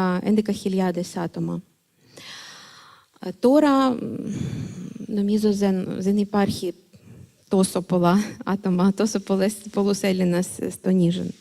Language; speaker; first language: Greek; non-native, fluent; Ukrainian